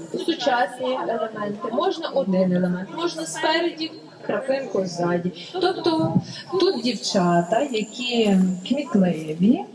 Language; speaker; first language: Ukrainian; native; Ukrainian